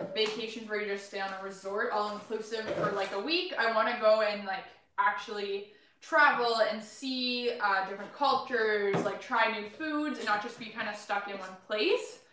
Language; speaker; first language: English; native; English